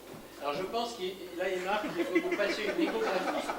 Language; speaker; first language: French; native; French